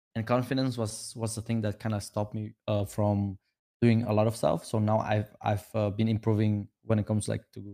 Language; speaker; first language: English; non-native, fluent; Vietnamese